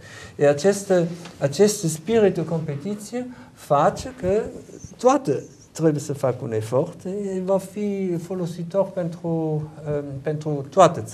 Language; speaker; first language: Romanian; non-native, learner; German